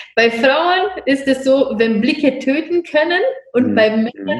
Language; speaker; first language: German; non-native, fluent; Romanian